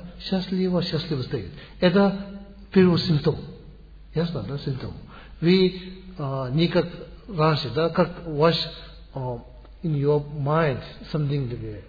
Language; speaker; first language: Russian; non-native, learner; Tibetan